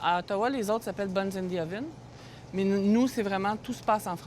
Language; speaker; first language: French; native; French